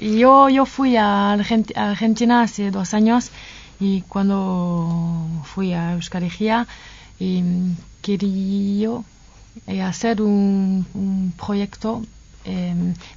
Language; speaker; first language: Spanish; non-native, fluent; French